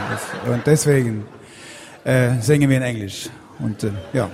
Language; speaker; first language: German; non-native, learner; Swedish